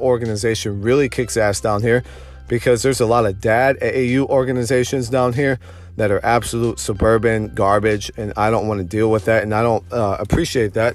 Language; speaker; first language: English; native; English